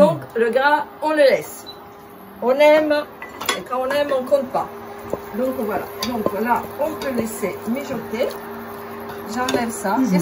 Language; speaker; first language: French; non-native, fluent; Italian